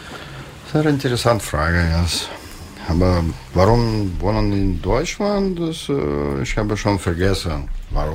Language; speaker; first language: German; non-native, learner; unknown